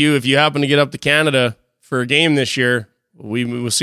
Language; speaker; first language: English; native; English